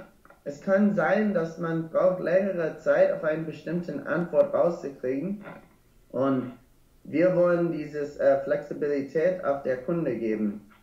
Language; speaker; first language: German; non-native, learner; English